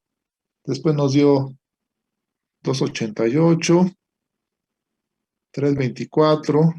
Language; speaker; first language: Spanish; native; Spanish